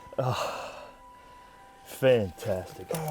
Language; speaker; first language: English; native; English